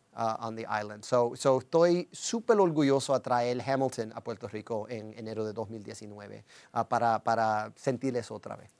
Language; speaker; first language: Spanish; early bilingual, heritage; Spanish